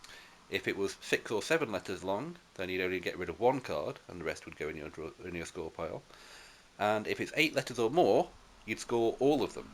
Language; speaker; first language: English; native; English